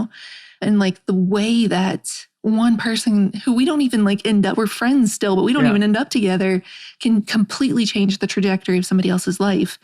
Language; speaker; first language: English; native; English